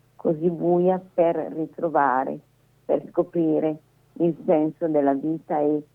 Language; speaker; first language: Italian; native; Italian